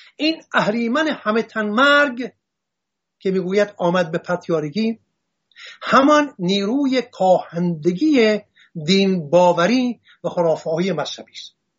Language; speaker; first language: Persian; non-native, local second language; Assyrian Neo-Aramaic